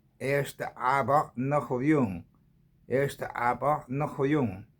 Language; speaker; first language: German; non-native, learner; Korean